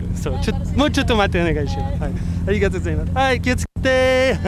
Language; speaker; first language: Japanese; non-native, learner; French